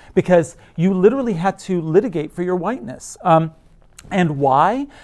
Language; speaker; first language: English; early bilingual, other home language; Arabic